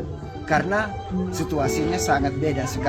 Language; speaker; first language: Indonesian; non-native, local second language; English